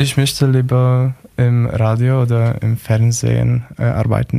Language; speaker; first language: German; non-native, learner; Polish